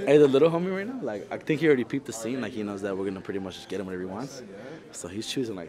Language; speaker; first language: English; early bilingual, other home language; Spanish